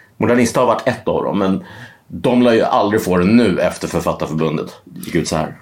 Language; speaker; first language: Swedish; native; Swedish